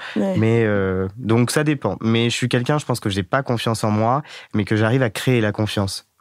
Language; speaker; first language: French; native; French